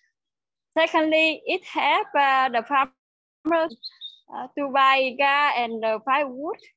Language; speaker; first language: English; non-native, learner; Vietnamese